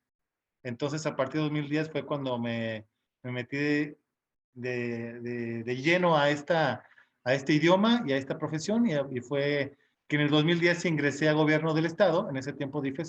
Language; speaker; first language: Spanish; native; Spanish